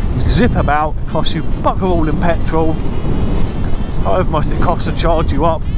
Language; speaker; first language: English; native; English